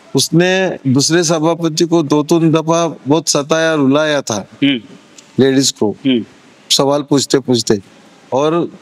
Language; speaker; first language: Hindi; non-native, local second language; Marathi